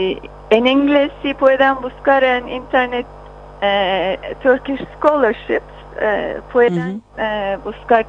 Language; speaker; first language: Spanish; non-native, fluent; Turkish